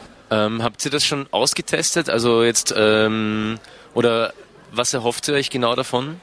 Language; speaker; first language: German; native; German